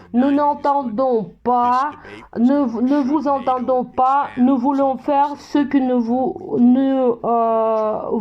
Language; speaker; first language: French; non-native, fluent; Russian